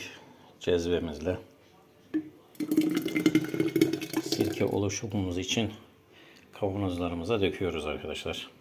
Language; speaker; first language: Turkish; native; Turkish